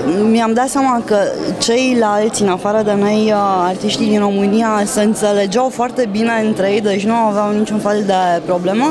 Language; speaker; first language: Romanian; native; Romanian